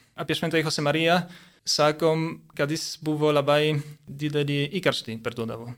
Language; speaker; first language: Lithuanian; early bilingual, heritage; Lithuanian